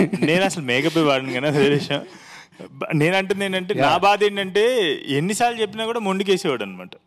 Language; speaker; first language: Telugu; native; Telugu